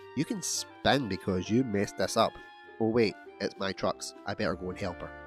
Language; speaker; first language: English; native; English